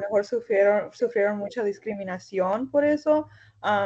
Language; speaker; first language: Spanish; early bilingual, heritage; Spanish